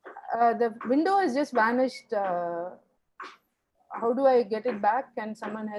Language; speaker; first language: English; non-native, local second language; Tamil